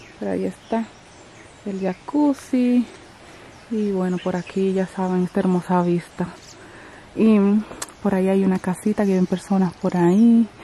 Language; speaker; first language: Spanish; native; Spanish